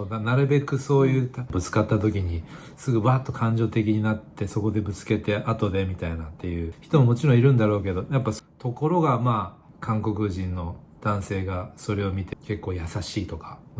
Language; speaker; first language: Japanese; native; Japanese